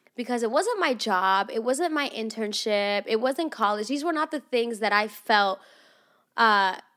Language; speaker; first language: English; non-native, fluent; Russian